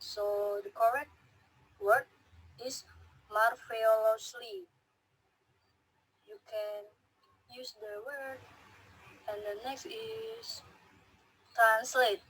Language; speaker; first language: English; non-native, learner; Indonesian